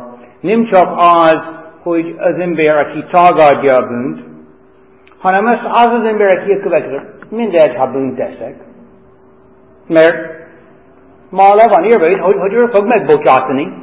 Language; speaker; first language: Hungarian; non-native, fluent; English